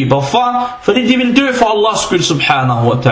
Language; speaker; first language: Danish; non-native, fluent; Arabic